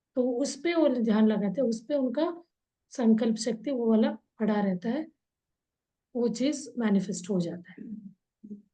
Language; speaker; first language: Hindi; non-native, local second language; Kannada